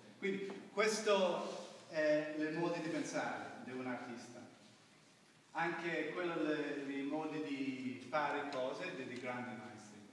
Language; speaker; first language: Italian; non-native, learner; English